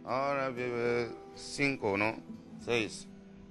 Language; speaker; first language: Spanish; non-native, learner; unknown